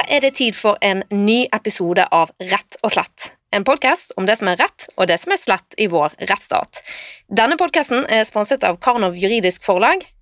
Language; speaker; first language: Norwegian; native; Norwegian